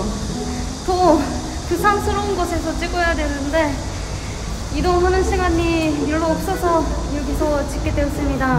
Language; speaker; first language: Korean; non-native, fluent; Japanese